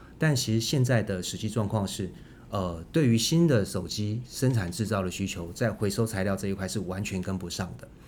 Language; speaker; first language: Chinese; native; Chinese